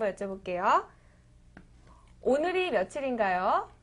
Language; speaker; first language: Korean; native; Korean